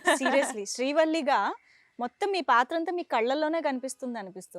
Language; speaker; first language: Telugu; native; Telugu